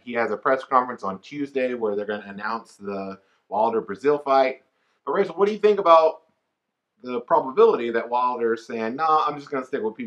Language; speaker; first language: English; native; English